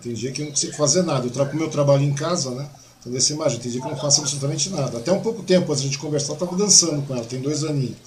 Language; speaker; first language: Portuguese; native; Portuguese